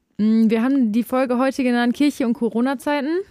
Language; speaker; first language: German; native; German